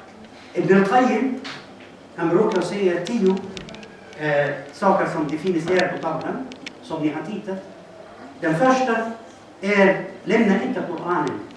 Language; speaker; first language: Swedish; non-native, fluent; Arabic